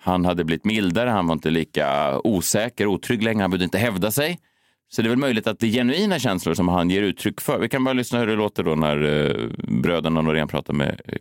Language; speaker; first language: Swedish; native; Swedish